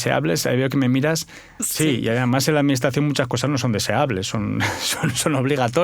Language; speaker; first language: Spanish; native; Spanish